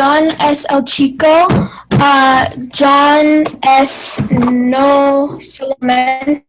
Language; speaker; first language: Spanish; non-native, learner; English